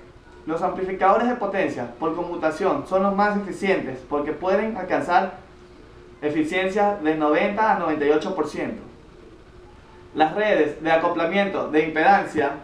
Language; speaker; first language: Spanish; native; Spanish